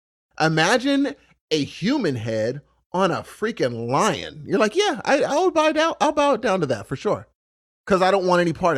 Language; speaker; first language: English; native; English